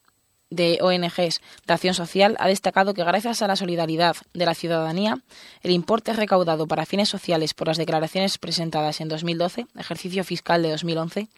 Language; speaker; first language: Spanish; native; Spanish